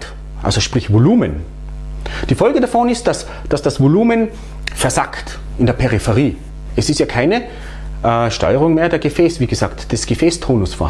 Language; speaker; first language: German; native; German